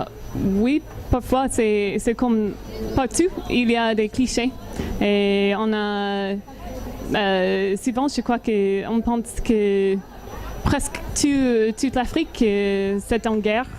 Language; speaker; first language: French; non-native, learner; English